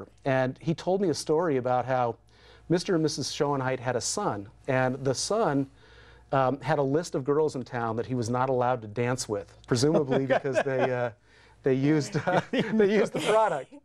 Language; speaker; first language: English; native; English